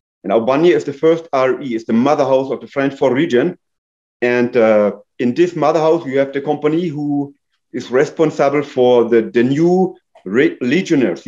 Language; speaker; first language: English; non-native, fluent; German